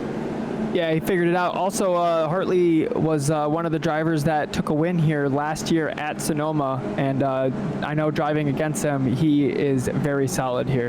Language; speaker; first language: English; native; English